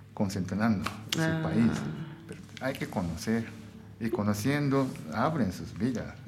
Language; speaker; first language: Spanish; non-native, fluent; Japanese